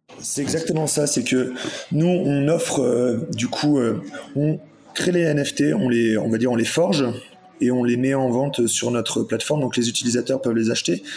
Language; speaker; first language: French; native; French